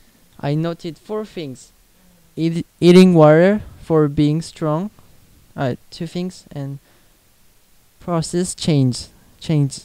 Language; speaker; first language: English; non-native, learner; Korean